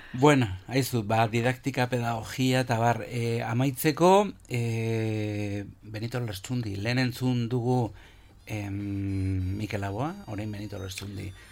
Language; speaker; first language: Basque; native; Basque